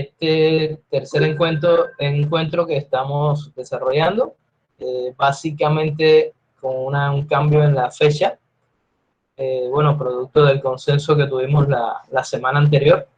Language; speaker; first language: Spanish; native; Spanish